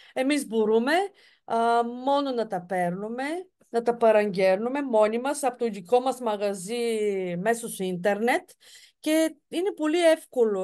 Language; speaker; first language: Greek; non-native, fluent; Bulgarian